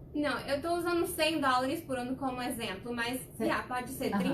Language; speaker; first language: Portuguese; non-native, fluent; Spanish